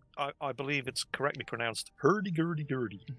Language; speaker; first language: English; native; English